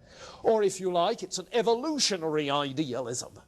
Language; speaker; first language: English; native; English